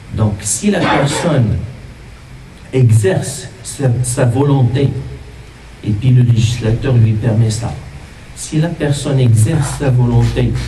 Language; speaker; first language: French; non-native, local second language; Arabic